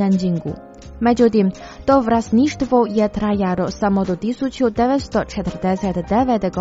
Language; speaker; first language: Croatian; non-native, fluent; Chinese